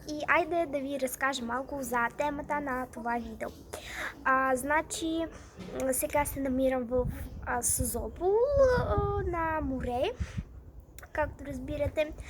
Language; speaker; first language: Bulgarian; non-native, fluent; Ukrainian